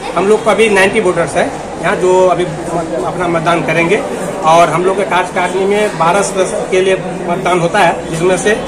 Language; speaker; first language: Hindi; native; Hindi